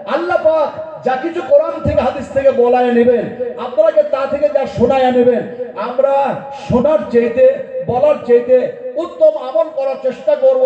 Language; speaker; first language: Bangla; non-native, local second language; Urdu